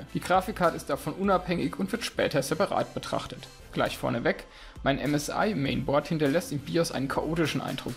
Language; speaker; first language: German; native; German